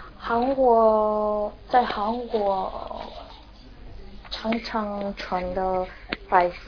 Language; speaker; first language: Chinese; non-native, learner; Korean